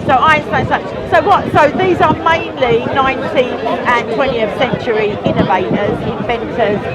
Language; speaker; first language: English; native; English